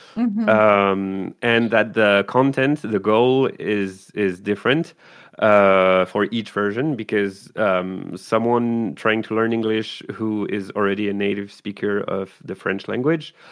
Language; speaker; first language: English; non-native, fluent; French